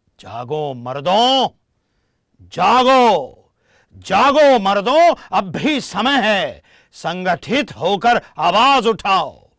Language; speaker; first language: Hindi; non-native, local second language; Marathi